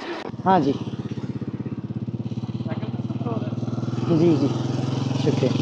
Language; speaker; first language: Hindi; non-native, learner; Bangla